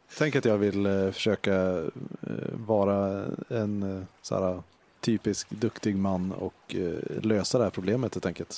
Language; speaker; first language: Swedish; native; Swedish